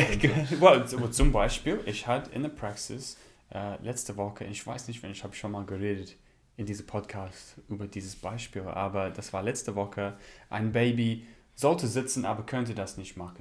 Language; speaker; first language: German; non-native, learner; English